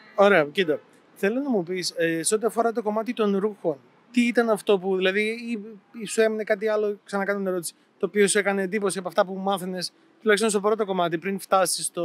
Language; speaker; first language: Greek; native; Greek